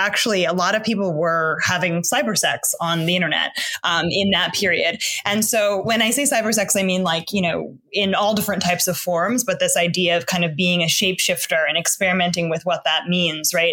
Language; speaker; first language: English; native; English